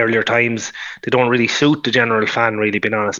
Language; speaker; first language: English; native; English